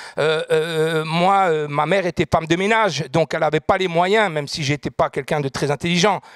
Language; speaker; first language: French; native; French